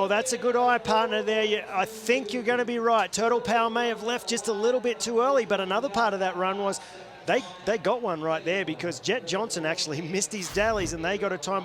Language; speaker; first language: English; native; English